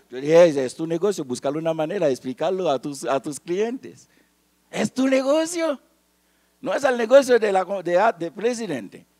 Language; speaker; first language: Spanish; non-native, fluent; Haitian Creole